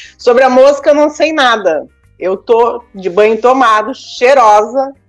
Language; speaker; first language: Portuguese; native; Portuguese